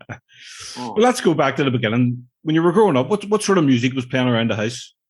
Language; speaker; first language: English; native; English